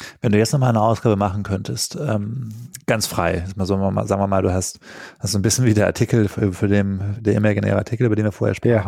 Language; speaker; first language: German; native; German